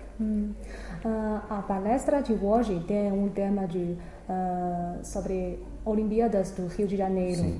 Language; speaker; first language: Portuguese; non-native, fluent; Chinese